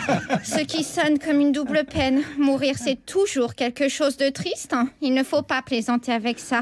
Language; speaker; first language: French; native; French